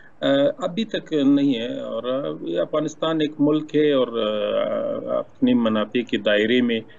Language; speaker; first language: Hindi; non-native, learner; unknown